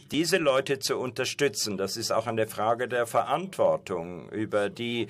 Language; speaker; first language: German; non-native, fluent; Persian